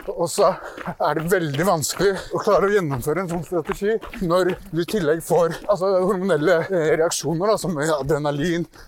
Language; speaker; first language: Norwegian; early bilingual, other home language; Persian